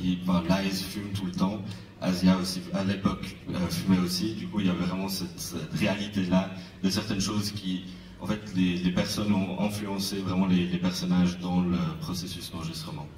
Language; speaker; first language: French; native; French